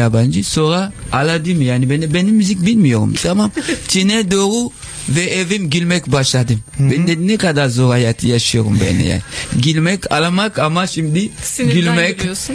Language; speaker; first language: Turkish; non-native, learner; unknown